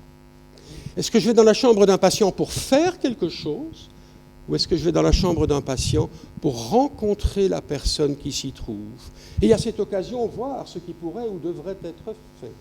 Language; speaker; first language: French; native; French